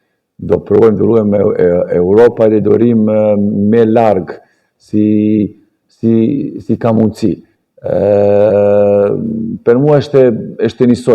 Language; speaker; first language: Albanian; non-native, learner; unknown